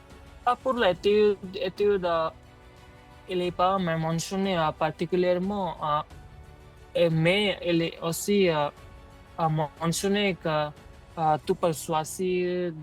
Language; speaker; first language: French; non-native, learner; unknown